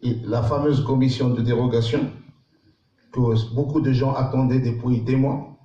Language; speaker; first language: French; non-native, local second language; Arabic